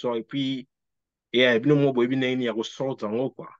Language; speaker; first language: French; non-native, local second language; Lingala